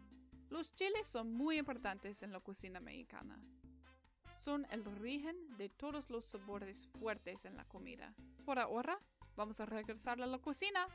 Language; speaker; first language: Spanish; non-native, learner; English